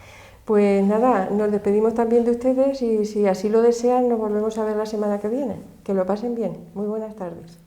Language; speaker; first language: Spanish; native; Spanish